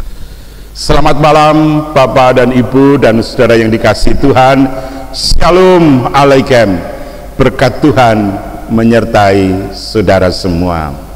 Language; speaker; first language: Indonesian; native; Indonesian